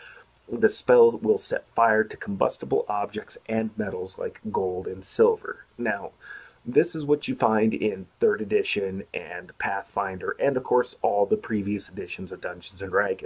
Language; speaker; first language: English; native; English